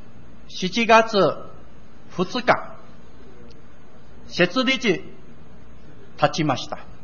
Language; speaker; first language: Japanese; non-native, learner; Min Nan Chinese